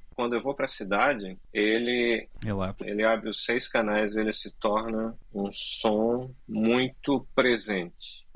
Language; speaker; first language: Portuguese; native; Portuguese